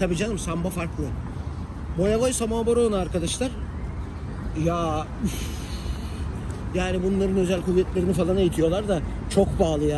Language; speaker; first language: Turkish; native; Turkish